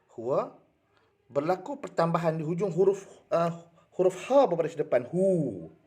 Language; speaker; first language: Malay; native; Malay